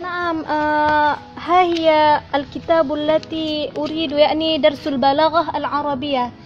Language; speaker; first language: Arabic; non-native, learner; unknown